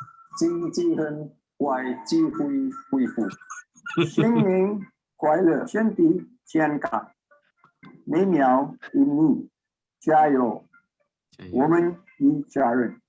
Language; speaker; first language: Chinese; non-native, learner; Indonesian